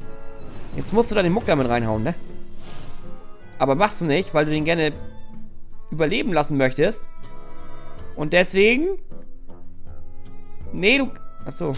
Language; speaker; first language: German; native; German